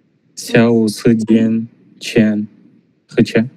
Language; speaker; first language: Chinese; non-native, learner; Kazakh